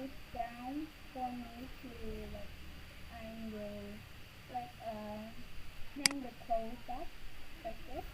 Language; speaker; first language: English; non-native, learner; Vietnamese